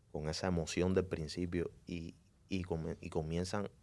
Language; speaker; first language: Spanish; native; Spanish